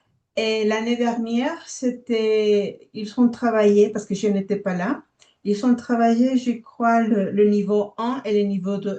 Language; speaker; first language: French; non-native, fluent; Spanish